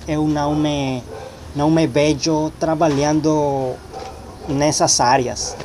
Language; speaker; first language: Portuguese; non-native, learner; Spanish